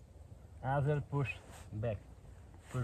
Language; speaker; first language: English; non-native, learner; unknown